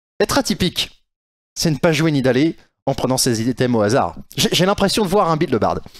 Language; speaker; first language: French; native; French